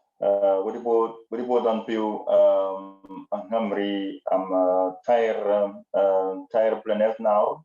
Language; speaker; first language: Welsh; non-native, learner; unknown